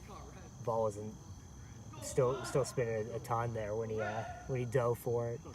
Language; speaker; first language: English; native; English